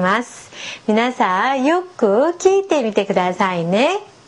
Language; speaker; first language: Japanese; non-native, fluent; Korean